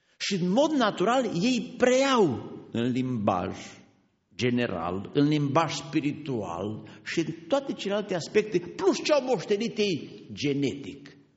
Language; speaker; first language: Romanian; native; Romanian